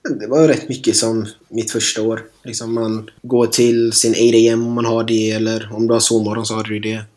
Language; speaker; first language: Swedish; native; Swedish